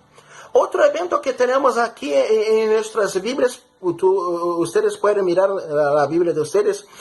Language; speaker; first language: Spanish; non-native, fluent; Portuguese